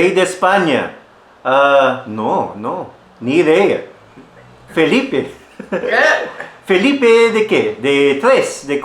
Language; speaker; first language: Spanish; non-native, fluent; Filipino